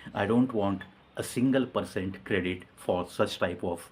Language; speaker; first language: English; non-native, local second language; Marathi